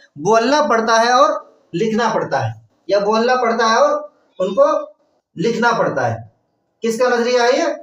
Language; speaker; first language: Urdu; native; Urdu